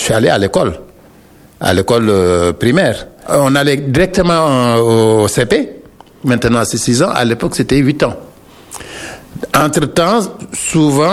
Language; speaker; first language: French; non-native, local second language; Wolof